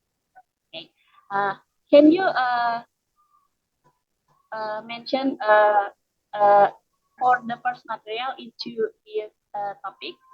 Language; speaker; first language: English; non-native, learner; Indonesian